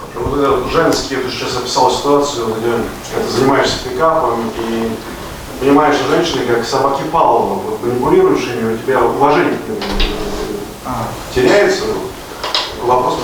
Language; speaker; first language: Russian; native; Russian